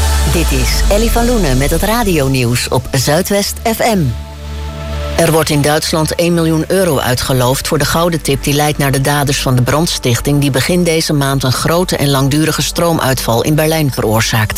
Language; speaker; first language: Dutch; native; Dutch